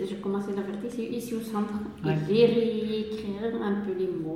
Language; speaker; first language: French; non-native, learner; Arabic